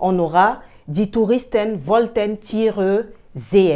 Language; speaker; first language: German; non-native, fluent; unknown